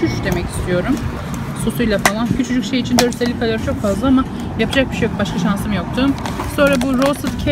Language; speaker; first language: Turkish; native; Turkish